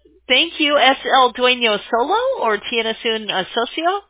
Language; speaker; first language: Spanish; non-native, learner; English